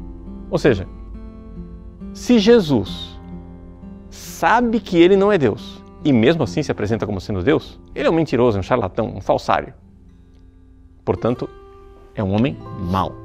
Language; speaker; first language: Portuguese; native; Portuguese